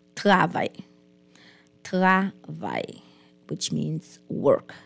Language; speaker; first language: English; non-native, local second language; French